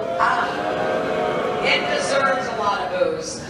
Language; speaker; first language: English; native; English